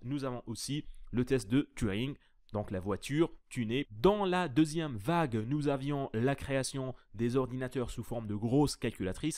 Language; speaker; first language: French; native; French